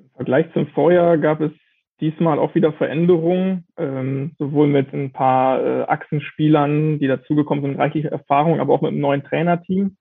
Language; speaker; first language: German; native; German